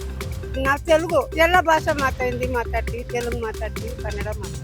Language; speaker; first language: Kannada; non-native, local second language; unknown